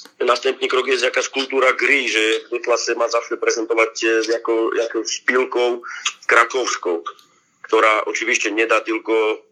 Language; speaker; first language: Polish; non-native, learner; Slovak